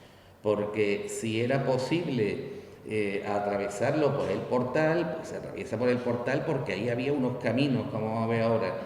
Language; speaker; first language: Spanish; native; Spanish